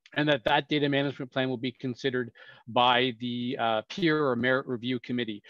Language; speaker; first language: English; native; English